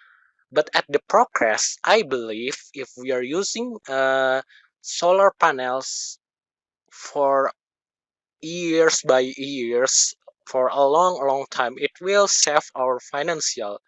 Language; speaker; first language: English; non-native, learner; Indonesian